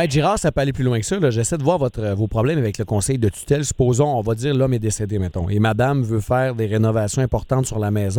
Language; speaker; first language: French; native; French